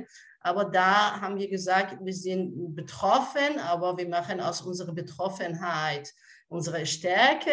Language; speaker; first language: German; non-native, fluent; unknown